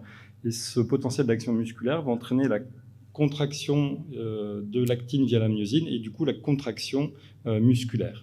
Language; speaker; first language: French; native; French